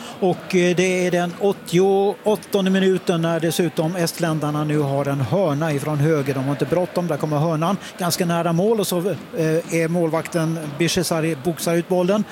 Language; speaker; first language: Swedish; native; Swedish